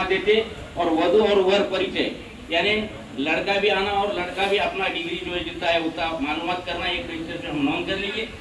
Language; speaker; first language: Hindi; non-native, local second language; Marathi